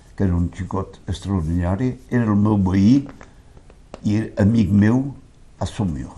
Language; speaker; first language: Catalan; early bilingual, heritage; Catalan